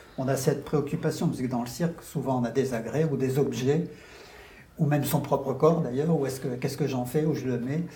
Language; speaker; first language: French; native; French